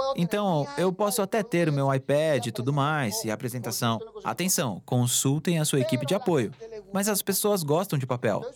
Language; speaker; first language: Portuguese; non-native, fluent; Spanish